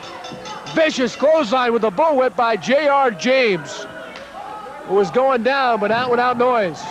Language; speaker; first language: English; native; English